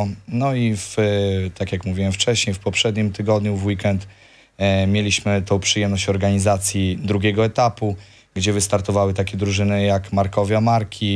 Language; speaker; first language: Polish; native; Polish